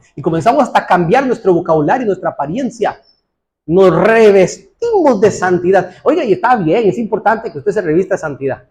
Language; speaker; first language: Spanish; native; Spanish